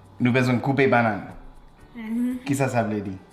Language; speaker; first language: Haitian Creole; non-native, learner; English